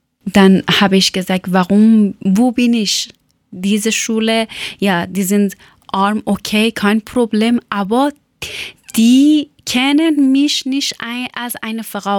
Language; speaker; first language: German; non-native, learner; Persian